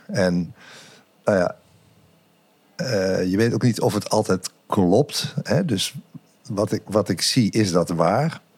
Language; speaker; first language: Dutch; native; Dutch